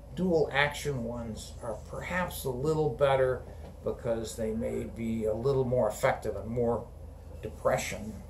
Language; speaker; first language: English; native; English